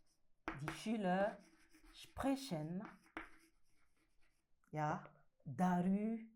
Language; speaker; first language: German; non-native, learner; French